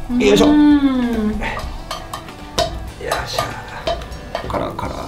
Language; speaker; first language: Japanese; native; Japanese